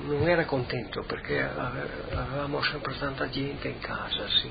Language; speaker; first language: Italian; native; Italian